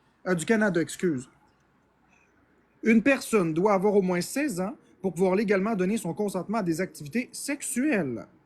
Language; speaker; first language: French; native; French